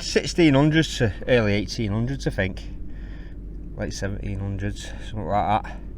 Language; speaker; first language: English; native; English